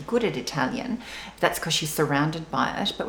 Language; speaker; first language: English; non-native, local second language; Venetian